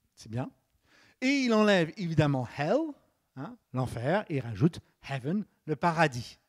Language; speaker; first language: French; native; French